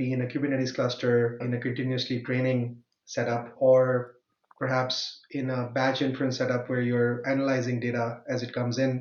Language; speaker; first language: English; non-native, local second language; Urdu